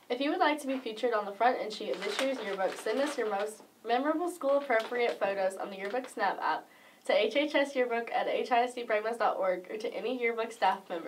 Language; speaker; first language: English; native; English